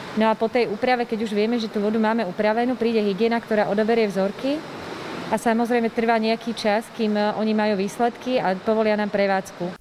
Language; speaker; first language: Slovak; native; Slovak